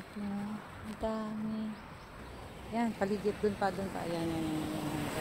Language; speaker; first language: Filipino; native; Filipino